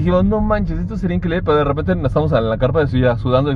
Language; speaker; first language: Spanish; native; Spanish